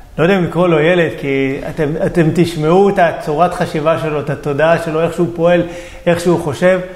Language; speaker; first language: Hebrew; native; Hebrew